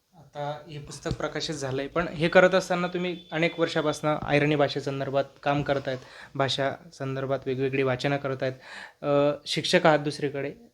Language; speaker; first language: Marathi; native; Marathi